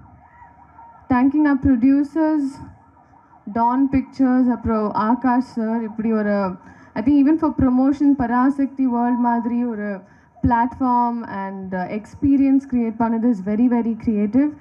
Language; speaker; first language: Tamil; non-native, learner; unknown